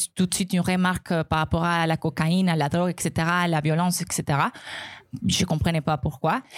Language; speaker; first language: French; non-native, fluent; Spanish